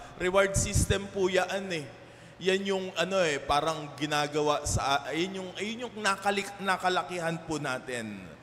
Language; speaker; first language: Filipino; native; Filipino